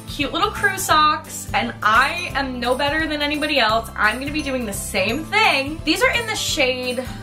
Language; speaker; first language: English; native; English